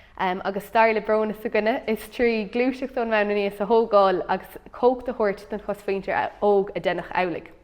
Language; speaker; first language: Irish; non-native, local second language; English